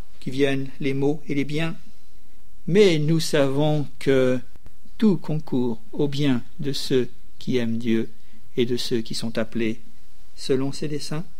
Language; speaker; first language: French; native; French